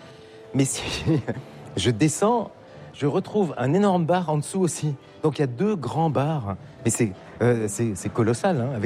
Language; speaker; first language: French; native; French